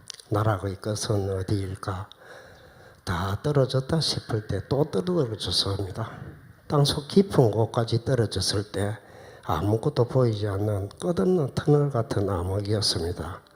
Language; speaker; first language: Korean; native; Korean